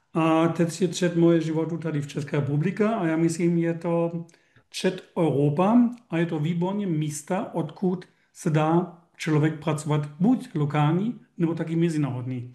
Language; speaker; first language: Czech; non-native, learner; German